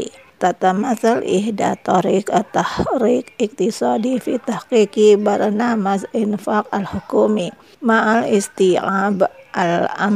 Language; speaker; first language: Arabic; non-native, fluent; Indonesian